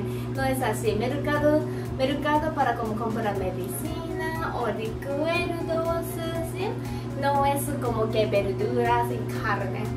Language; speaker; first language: Spanish; non-native, learner; Japanese